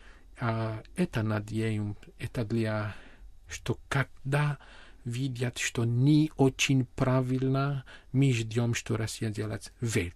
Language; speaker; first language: Russian; non-native, learner; Armenian